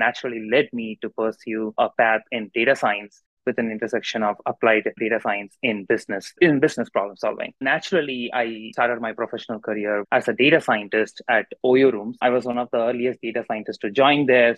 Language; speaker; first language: English; non-native, local second language; Tamil